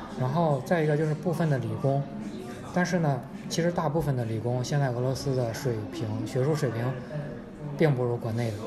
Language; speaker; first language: Chinese; native; Chinese